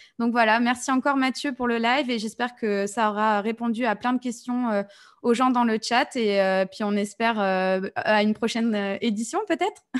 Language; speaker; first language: French; native; French